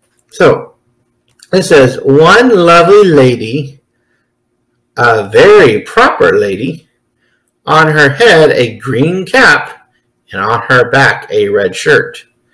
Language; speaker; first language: English; native; English